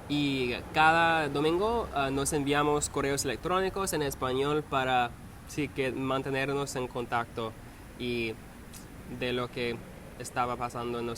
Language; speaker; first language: Spanish; non-native, learner; English